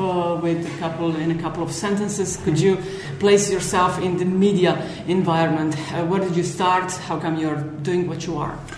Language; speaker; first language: English; non-native, fluent; Slovenian